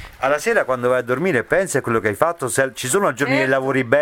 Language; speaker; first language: Italian; native; Italian